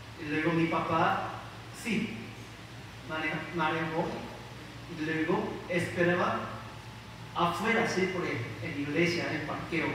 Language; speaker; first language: Spanish; non-native, learner; Korean